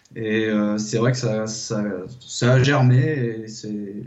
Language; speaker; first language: French; native; French